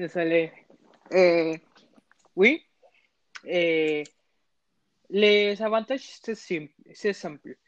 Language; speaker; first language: French; non-native, learner; Spanish